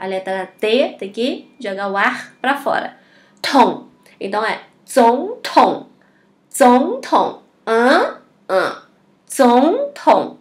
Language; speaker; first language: Portuguese; non-native, fluent; Chinese